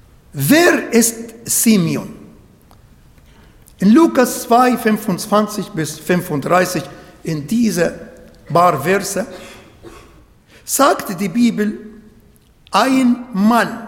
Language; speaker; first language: German; non-native, fluent; Arabic